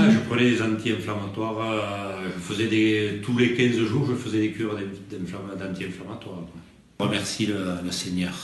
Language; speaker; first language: French; native; French